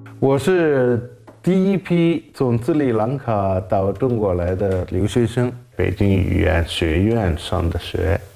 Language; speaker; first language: Chinese; non-native, fluent; Tamil